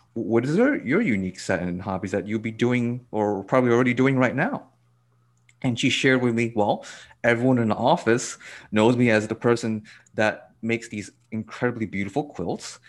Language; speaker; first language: English; native; English